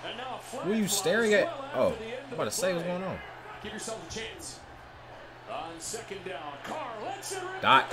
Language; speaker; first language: English; native; English